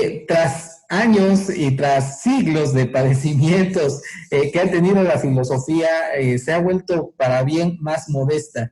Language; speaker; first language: Spanish; native; Spanish